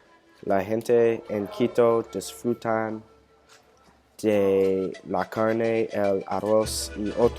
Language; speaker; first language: Spanish; non-native, learner; English